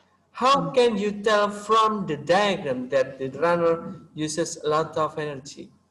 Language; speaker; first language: English; non-native, local second language; Indonesian